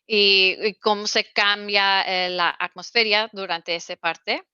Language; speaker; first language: Spanish; non-native, fluent; English